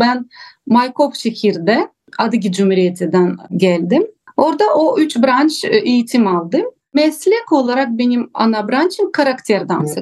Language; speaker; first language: Turkish; non-native, learner; Russian